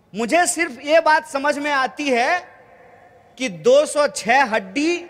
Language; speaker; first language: Hindi; native; Hindi